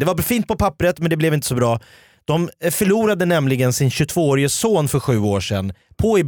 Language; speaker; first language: Swedish; native; Swedish